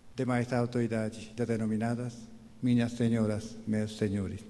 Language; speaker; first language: Portuguese; non-native, fluent; Japanese